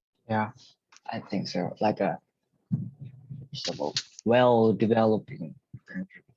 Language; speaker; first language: English; non-native, learner; Korean